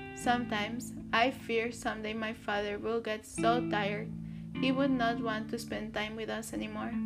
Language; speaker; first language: English; early bilingual, other home language; Spanish